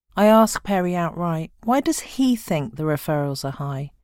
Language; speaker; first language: English; native; English